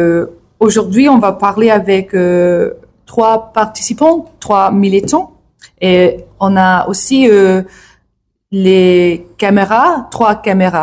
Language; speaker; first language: French; non-native, learner; English